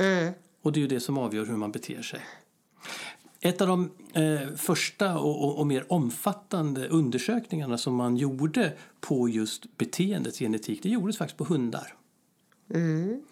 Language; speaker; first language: Swedish; native; Swedish